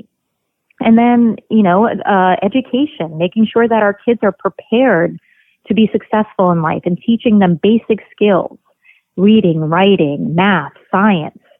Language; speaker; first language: English; early bilingual, other home language; Russian